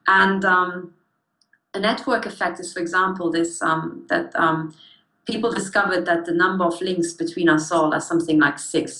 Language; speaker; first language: English; early bilingual, other home language; German